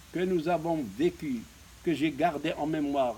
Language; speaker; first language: French; non-native, local second language; Arabic